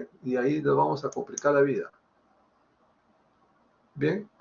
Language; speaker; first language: Spanish; native; Spanish